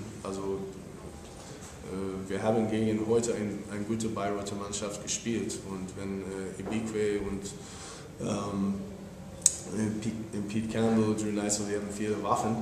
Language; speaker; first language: German; non-native, fluent; English